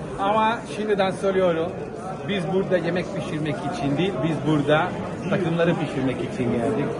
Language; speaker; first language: Turkish; non-native, fluent; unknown